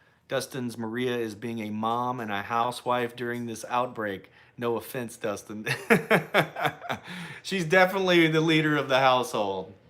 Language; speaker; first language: English; native; English